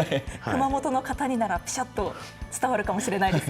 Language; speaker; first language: Japanese; native; Japanese